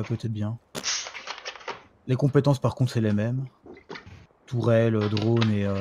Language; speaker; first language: French; native; French